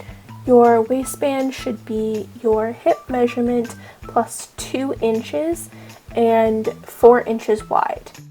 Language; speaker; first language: English; native; English